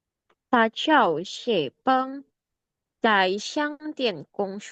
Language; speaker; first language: Chinese; non-native, learner; Indonesian